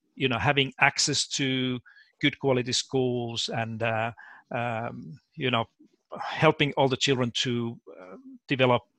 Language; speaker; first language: English; non-native, fluent; Finnish